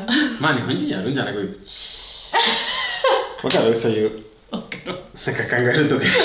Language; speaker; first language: Japanese; non-native, fluent; Spanish